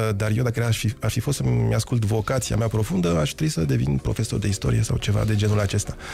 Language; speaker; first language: French; non-native, fluent; Romanian